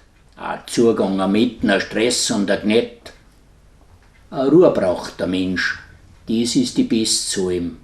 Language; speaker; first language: German; native; German